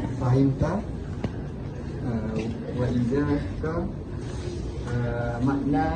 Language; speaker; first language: Arabic; non-native, learner; Malay